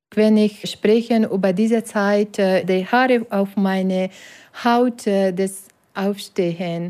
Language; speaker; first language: German; non-native, learner; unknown